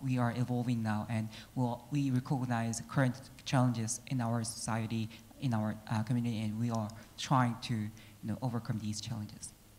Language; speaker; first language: English; non-native, fluent; Korean